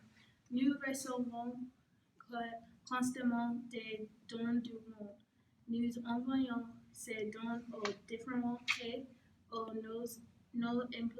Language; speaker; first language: French; non-native, learner; English